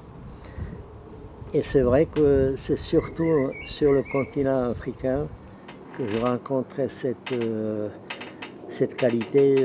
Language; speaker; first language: French; non-native, fluent; Czech